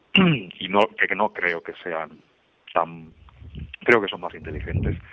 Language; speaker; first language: Spanish; native; Spanish